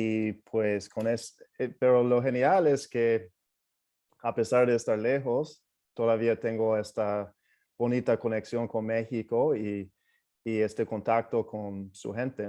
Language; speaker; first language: Spanish; non-native, fluent; English